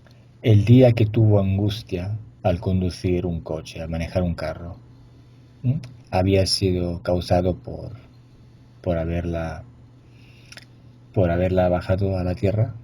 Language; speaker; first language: Spanish; non-native, fluent; Italian